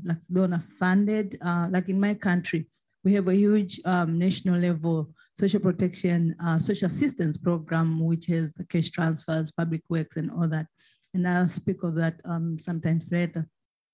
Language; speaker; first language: English; non-native, local second language; Swahili